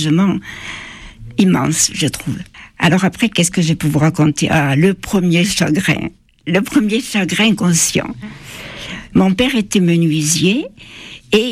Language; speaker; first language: French; native; French